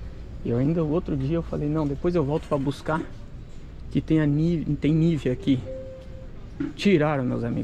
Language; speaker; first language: Portuguese; native; Portuguese